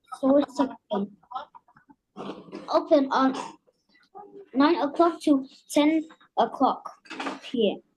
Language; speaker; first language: English; non-native, learner; Vietnamese